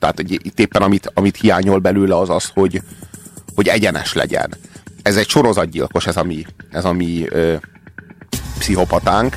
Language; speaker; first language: Hungarian; native; Hungarian